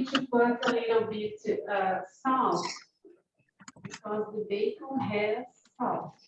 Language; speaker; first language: English; non-native, learner; Portuguese